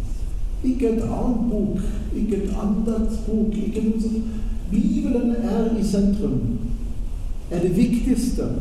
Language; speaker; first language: Norwegian; non-native, fluent; German